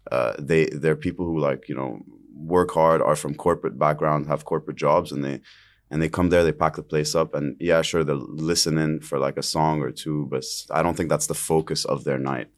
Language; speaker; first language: English; early bilingual, other home language; Arabic